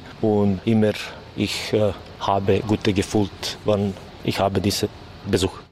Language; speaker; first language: German; non-native, learner; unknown